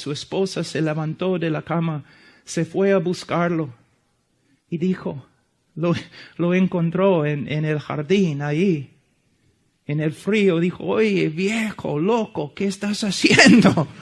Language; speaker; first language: Spanish; non-native, fluent; English